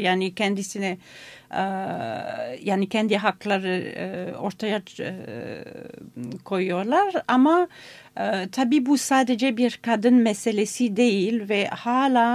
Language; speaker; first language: Turkish; non-native, fluent; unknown